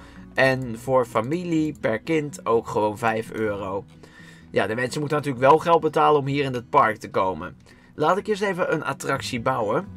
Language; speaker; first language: Dutch; native; Dutch